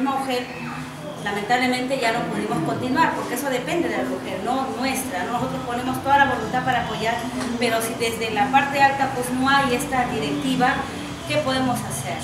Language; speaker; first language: Spanish; native; Spanish